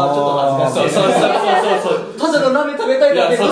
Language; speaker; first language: Japanese; non-native, fluent; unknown